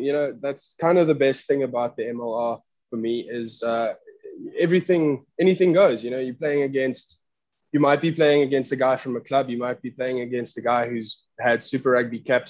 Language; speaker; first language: English; non-native, local second language; Afrikaans